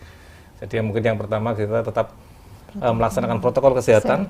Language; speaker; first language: Indonesian; native; Indonesian